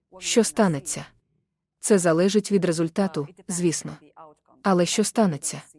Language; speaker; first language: Ukrainian; native; Ukrainian